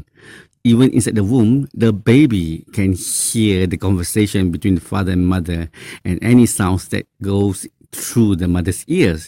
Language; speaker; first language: English; non-native, local second language; Chinese